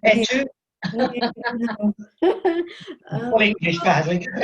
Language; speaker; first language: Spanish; non-native, learner; English